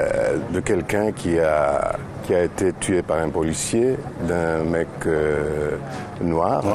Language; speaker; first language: French; non-native, fluent; Greek